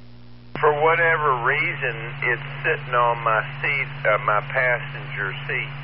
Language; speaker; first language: English; native; English